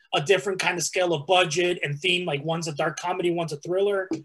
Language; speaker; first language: English; early bilingual, other home language; Spanish